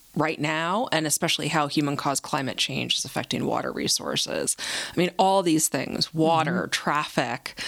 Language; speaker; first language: English; native; English